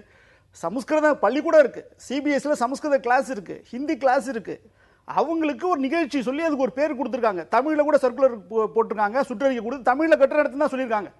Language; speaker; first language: Tamil; native; Tamil